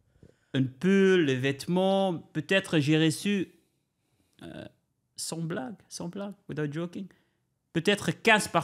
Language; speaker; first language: French; non-native, learner; Albanian